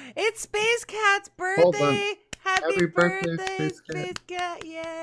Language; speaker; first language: English; native; English